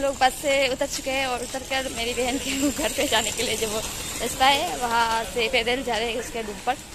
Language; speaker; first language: Hindi; non-native, local second language; Bangla